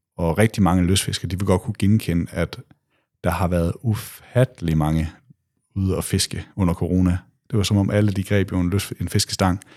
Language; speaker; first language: Danish; native; Danish